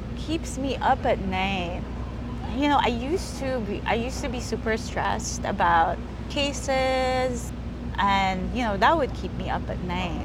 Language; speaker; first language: English; early bilingual, other home language; Filipino